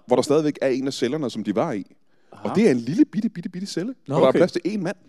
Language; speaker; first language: Danish; native; Danish